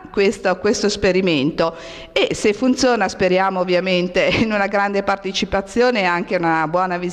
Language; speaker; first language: Italian; native; Italian